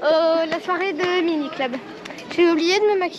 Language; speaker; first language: French; native; French